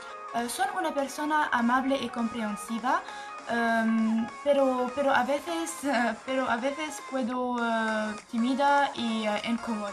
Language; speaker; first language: Spanish; non-native, learner; Arabic